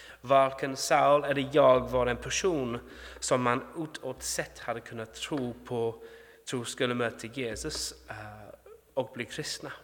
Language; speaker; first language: Swedish; non-native, fluent; English